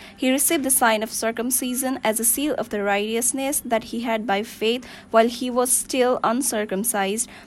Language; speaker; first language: English; non-native, local second language; Nepali